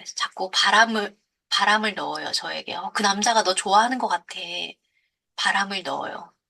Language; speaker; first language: Korean; native; Korean